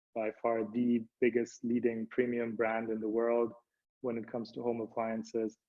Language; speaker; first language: English; early bilingual, other home language; German